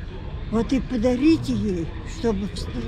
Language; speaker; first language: Russian; native; Russian